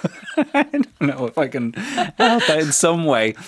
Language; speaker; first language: English; native; English